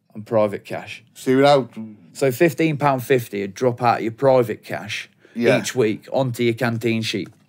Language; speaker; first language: English; native; English